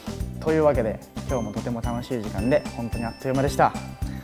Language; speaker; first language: Japanese; native; Japanese